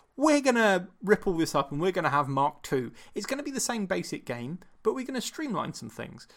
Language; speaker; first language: English; native; English